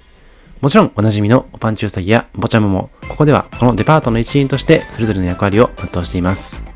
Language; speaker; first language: Japanese; native; Japanese